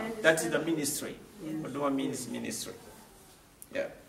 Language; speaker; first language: English; non-native, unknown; Swahili